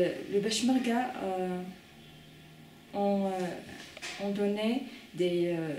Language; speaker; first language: French; non-native, fluent; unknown